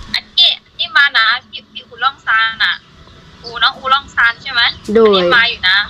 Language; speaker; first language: Thai; non-native, fluent; Burmese